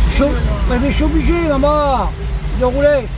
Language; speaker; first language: French; native; French